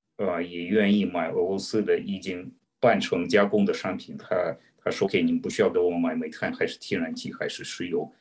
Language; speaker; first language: Chinese; non-native, fluent; Russian